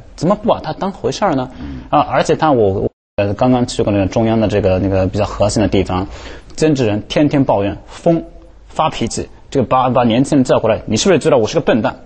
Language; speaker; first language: Chinese; non-native, fluent; Japanese